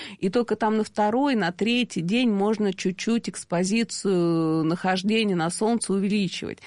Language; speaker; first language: Russian; native; Russian